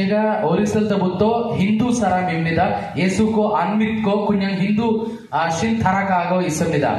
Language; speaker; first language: Korean; non-native, learner; Telugu